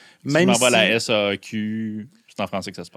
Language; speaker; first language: French; native; French